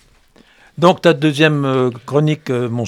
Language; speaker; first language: French; native; French